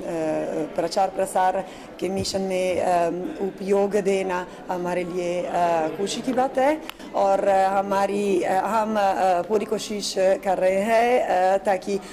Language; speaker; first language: Hindi; non-native, fluent; Italian